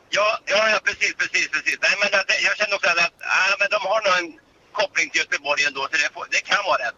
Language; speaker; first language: Swedish; native; Swedish